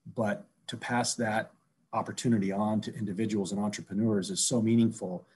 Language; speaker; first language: English; native; English